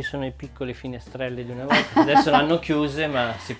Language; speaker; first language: Italian; native; Italian